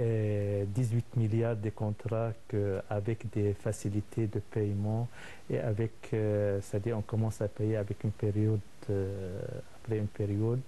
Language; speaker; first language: French; non-native, fluent; Arabic